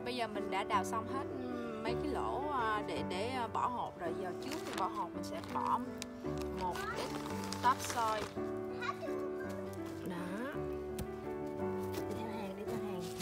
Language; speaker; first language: Vietnamese; native; Vietnamese